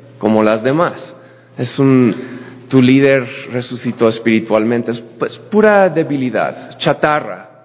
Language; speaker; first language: Spanish; non-native, fluent; English